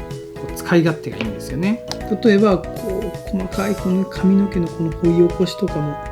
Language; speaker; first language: Japanese; native; Japanese